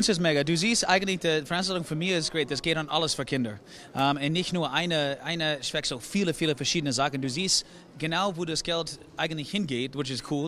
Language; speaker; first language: German; non-native, learner; English